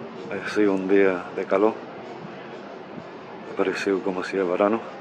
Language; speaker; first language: Spanish; early bilingual, heritage; Spanish